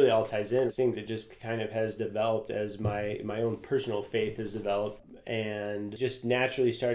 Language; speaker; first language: English; native; English